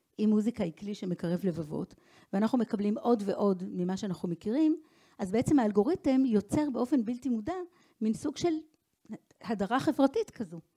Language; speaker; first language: Hebrew; native; Hebrew